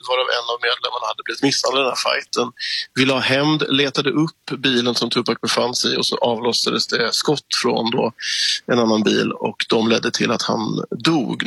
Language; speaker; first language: Swedish; native; Swedish